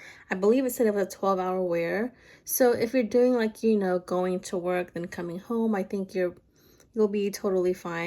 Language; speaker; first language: English; native; English